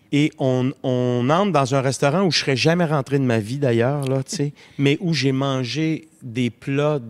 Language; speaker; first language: French; native; French